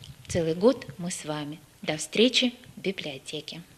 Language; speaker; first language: Russian; native; Russian